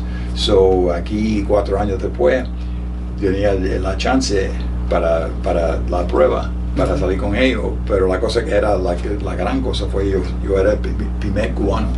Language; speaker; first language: Spanish; early bilingual, heritage; Spanish